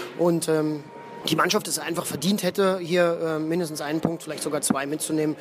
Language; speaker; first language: German; native; German